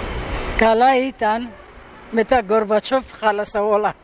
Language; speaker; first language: Greek; early bilingual, heritage; Greek